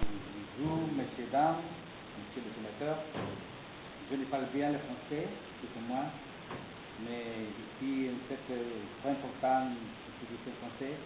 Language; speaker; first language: French; non-native, learner; Spanish